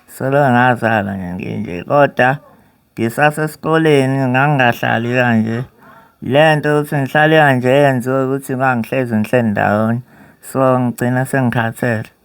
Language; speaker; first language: Zulu; native; Zulu